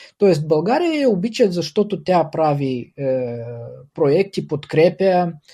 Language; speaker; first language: Bulgarian; early bilingual, heritage; Bulgarian